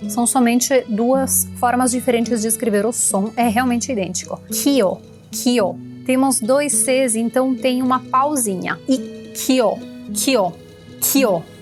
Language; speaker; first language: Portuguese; non-native, fluent; Italian